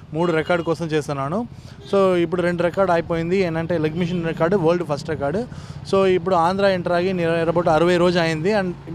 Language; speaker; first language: Telugu; non-native, learner; Tamil